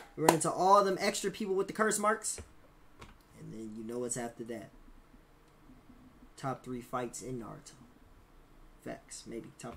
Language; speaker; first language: English; native; English